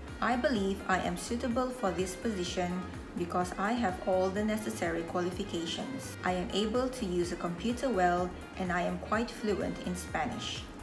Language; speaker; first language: English; non-native, local second language; Malay